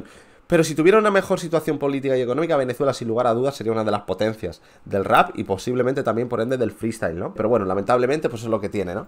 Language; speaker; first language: Spanish; native; Spanish